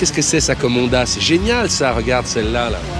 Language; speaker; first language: French; native; French